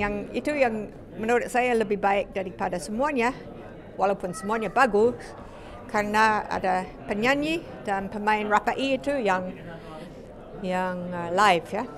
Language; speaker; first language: Indonesian; non-native, fluent; English